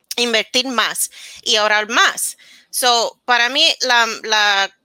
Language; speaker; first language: Spanish; early bilingual, heritage; Spanish